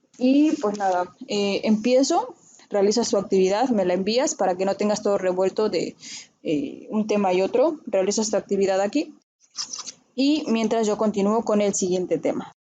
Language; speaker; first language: Spanish; native; Spanish